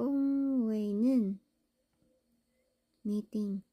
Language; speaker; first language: Korean; non-native, learner; Filipino